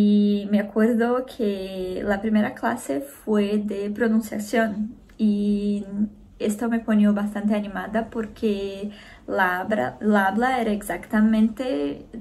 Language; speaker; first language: Spanish; non-native, learner; Portuguese